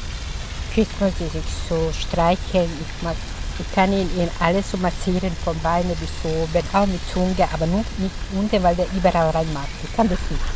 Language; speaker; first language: German; non-native, learner; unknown